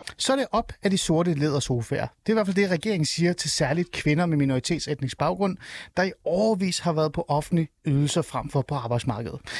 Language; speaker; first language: Danish; early bilingual, other home language; Somali